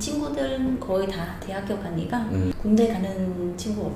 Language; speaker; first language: Korean; non-native, learner; Vietnamese